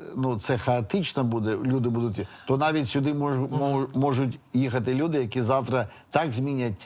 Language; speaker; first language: Ukrainian; native; Ukrainian